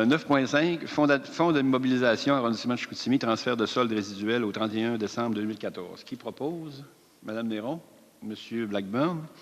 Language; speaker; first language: French; native; French